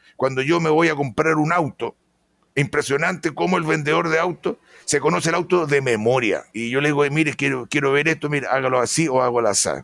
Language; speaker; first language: Spanish; native; Spanish